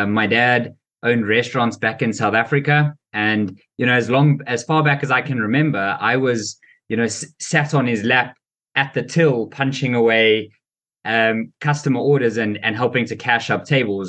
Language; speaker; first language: English; native; English